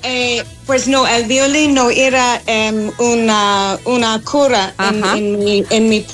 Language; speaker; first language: Spanish; non-native, fluent; English